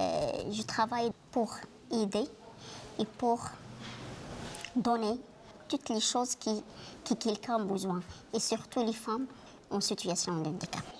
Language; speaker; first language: French; non-native, local second language; Arabic